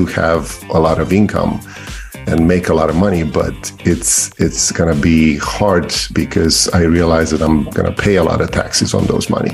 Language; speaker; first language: English; non-native, fluent; Romanian